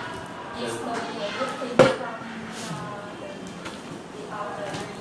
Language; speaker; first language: English; non-native, learner; Vietnamese